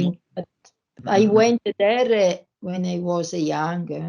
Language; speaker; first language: English; non-native, learner; Italian